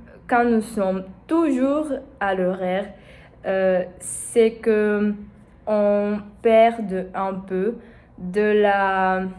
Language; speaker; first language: French; non-native, learner; Portuguese